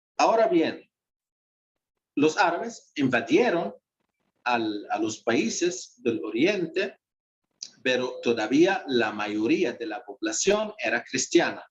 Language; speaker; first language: Spanish; non-native, fluent; Arabic